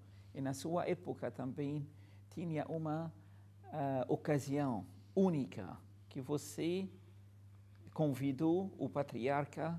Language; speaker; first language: Portuguese; non-native, fluent; Arabic